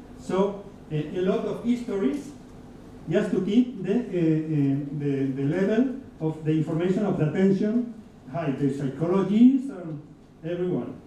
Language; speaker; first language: English; non-native, fluent; Spanish